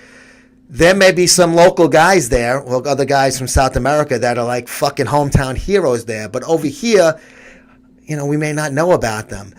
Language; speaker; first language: English; native; English